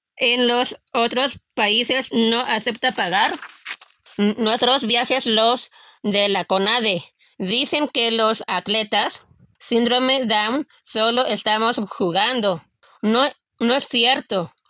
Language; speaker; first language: Spanish; native; Spanish